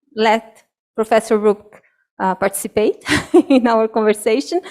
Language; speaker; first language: English; non-native, fluent; Portuguese